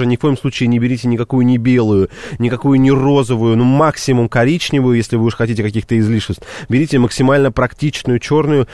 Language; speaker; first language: Russian; native; Russian